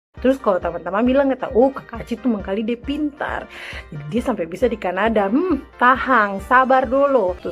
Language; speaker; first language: Indonesian; native; Indonesian